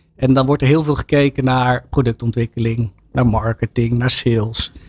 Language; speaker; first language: Dutch; native; Dutch